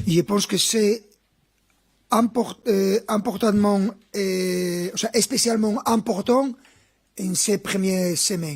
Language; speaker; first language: French; non-native, fluent; Spanish